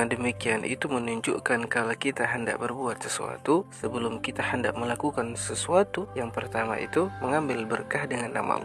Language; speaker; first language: Malay; native; Malay